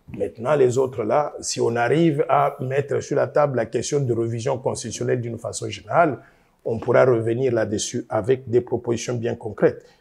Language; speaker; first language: French; non-native, local second language; Luba-Lulua